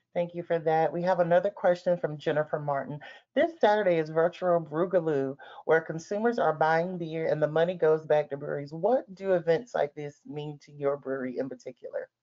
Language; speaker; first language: English; native; English